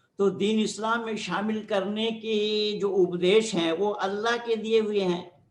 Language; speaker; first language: Hindi; non-native, local second language; Bangla